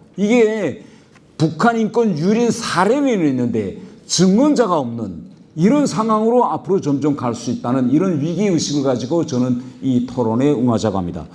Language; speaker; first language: Korean; native; Korean